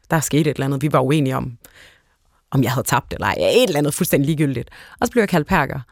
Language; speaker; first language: Danish; early bilingual, other home language; Arabic